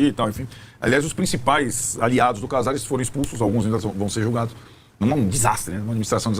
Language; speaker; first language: Portuguese; native; Portuguese